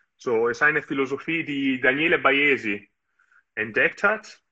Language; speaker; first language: German; non-native, fluent; Italian